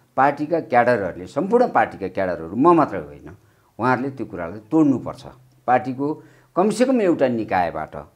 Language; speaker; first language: Nepali; native; Nepali